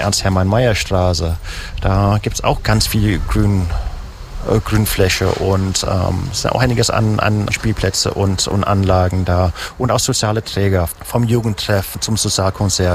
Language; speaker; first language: German; native; German